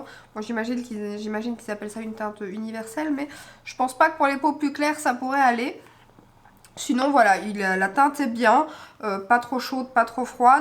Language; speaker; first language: French; native; French